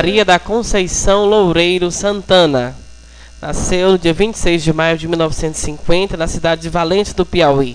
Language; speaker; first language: Portuguese; native; Portuguese